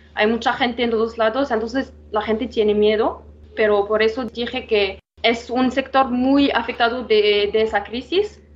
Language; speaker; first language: Spanish; non-native, fluent; Arabic